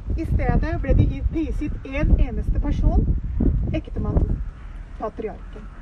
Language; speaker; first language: Norwegian; early bilingual, other home language; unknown